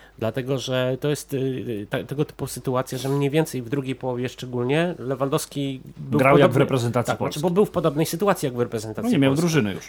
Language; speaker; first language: Polish; native; Polish